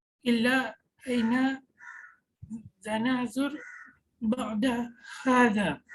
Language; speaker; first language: Arabic; non-native, learner; Malay